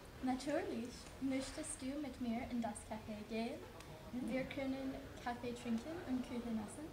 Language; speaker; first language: German; non-native, learner; English